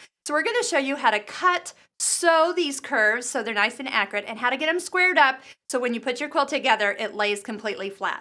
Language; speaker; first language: English; native; English